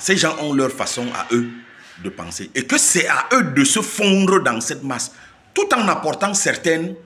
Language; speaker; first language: French; non-native, local second language; Basaa